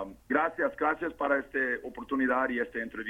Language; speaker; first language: Spanish; non-native, fluent; English